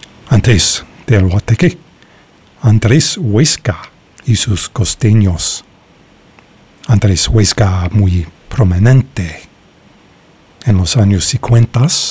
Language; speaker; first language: Spanish; non-native, learner; English